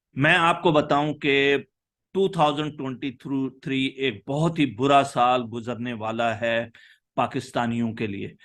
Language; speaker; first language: Urdu; native; Urdu